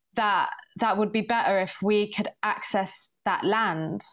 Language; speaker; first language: English; early bilingual, other home language; Swahili